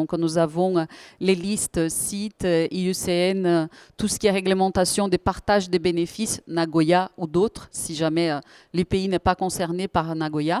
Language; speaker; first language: French; native; French